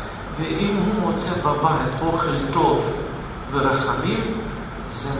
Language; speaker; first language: Hebrew; non-native, fluent; Russian